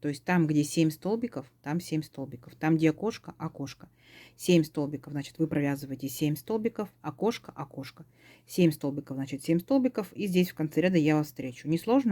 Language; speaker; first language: Russian; native; Russian